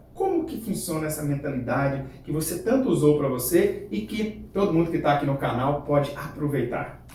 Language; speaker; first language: Portuguese; native; Portuguese